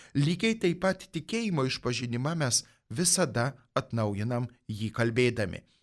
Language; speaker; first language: Lithuanian; native; Lithuanian